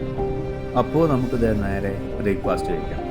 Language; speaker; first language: Malayalam; native; Malayalam